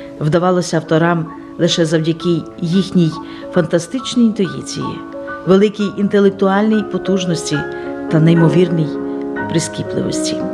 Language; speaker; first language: Ukrainian; native; Ukrainian